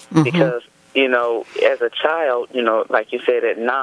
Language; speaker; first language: English; native; English